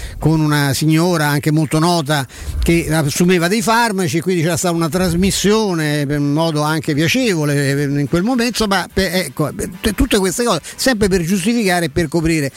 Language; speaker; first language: Italian; native; Italian